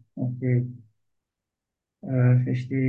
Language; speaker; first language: German; non-native, learner; Turkish